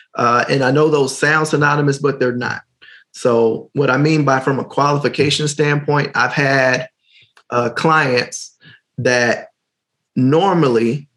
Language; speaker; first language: English; native; English